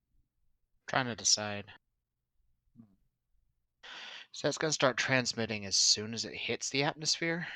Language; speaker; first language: English; native; English